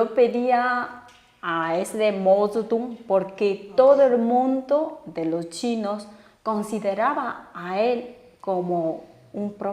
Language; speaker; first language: Spanish; non-native, fluent; Chinese